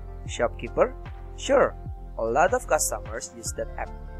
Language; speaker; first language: English; non-native, fluent; Indonesian